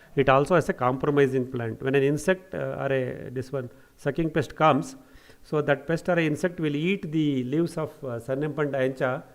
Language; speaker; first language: English; non-native, local second language; Kannada